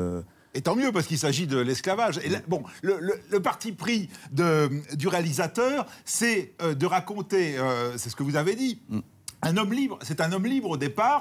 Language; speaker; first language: French; native; French